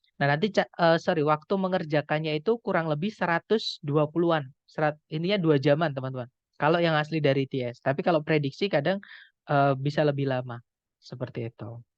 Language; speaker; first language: Indonesian; non-native, local second language; Javanese